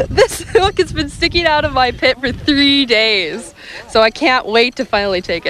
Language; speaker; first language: English; native; English